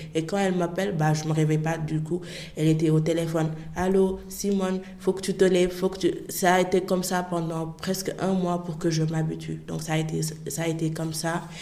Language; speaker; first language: French; non-native, local second language; Wolof